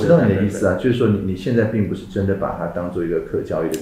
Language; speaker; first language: Chinese; native; Chinese